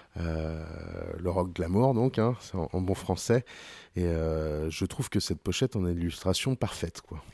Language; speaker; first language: French; native; French